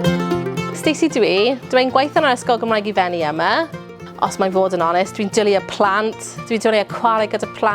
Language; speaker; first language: Welsh; non-native, learner; English